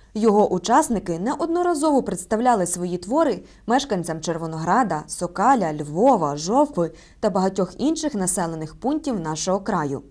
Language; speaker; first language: Ukrainian; native; Ukrainian